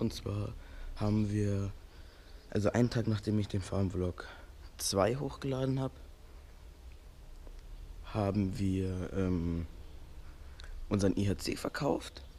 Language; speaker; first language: German; native; German